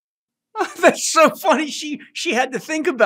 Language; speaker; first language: English; native; English